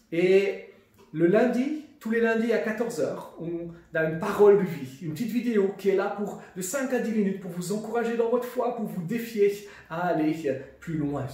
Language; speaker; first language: French; native; French